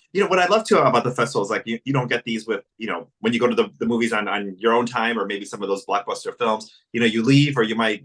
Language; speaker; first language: English; native; English